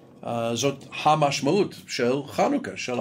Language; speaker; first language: Hebrew; non-native, fluent; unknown